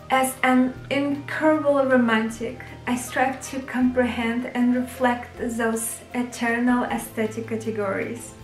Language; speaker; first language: English; non-native, fluent; Russian